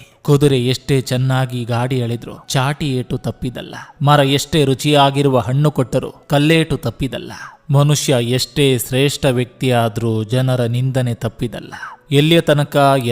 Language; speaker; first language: Kannada; native; Kannada